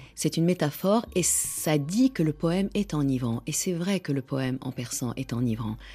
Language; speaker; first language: French; non-native, fluent; Persian